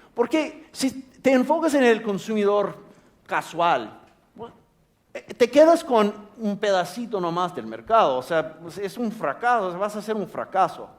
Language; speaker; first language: Spanish; non-native, fluent; English